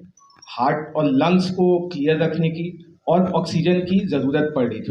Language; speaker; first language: Hindi; native; Hindi